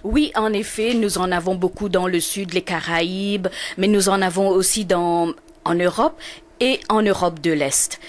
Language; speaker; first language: French; non-native, local second language; Morisyen